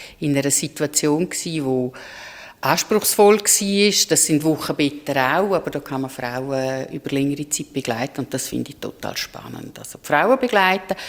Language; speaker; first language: German; native; German